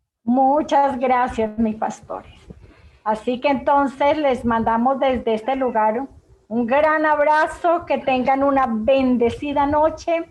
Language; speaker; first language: Spanish; native; Spanish